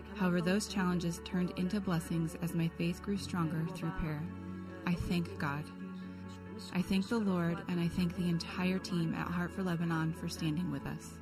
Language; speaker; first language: English; non-native, fluent; Kurdish